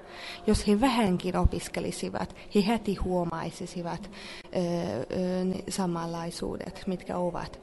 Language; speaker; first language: Finnish; non-native, fluent; Hungarian